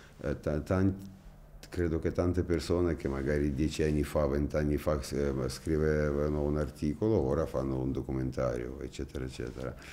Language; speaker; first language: Italian; non-native, fluent; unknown